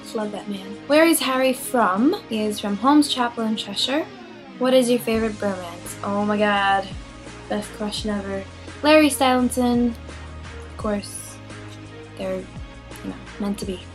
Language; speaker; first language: English; non-native, local second language; Filipino